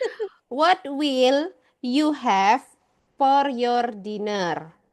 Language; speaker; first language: English; non-native, learner; Indonesian